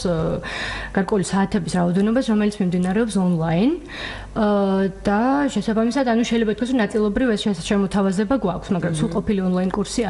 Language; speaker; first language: Georgian; native; Georgian